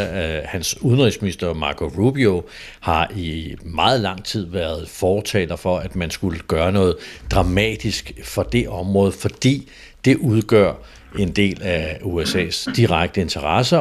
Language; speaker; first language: Danish; native; Danish